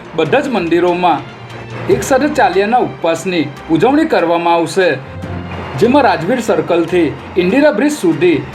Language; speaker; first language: Gujarati; native; Gujarati